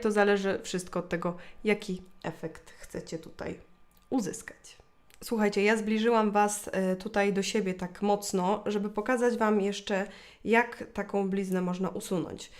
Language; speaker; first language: Polish; native; Polish